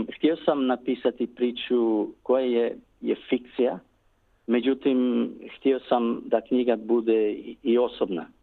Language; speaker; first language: Serbian; non-native, learner; English